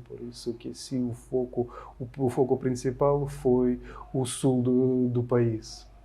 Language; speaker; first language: Portuguese; non-native, fluent; Ukrainian